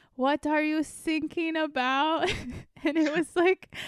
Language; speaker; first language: English; native; English